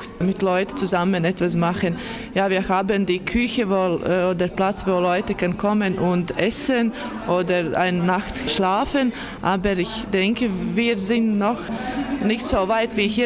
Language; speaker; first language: German; non-native, learner; Latvian